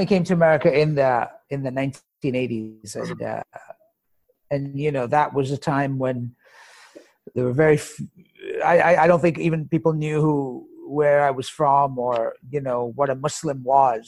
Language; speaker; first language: English; native; English